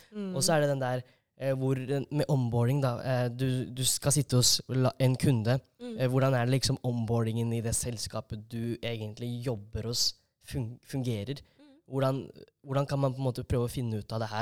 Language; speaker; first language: Norwegian; native; Norwegian